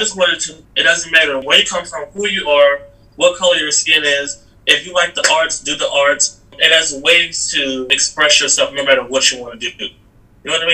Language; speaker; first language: English; native; English